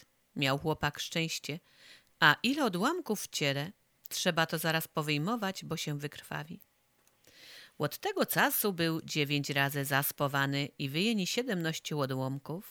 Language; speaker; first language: Polish; native; Polish